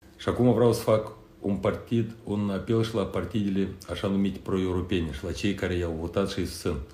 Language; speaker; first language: Romanian; non-native, local second language; Russian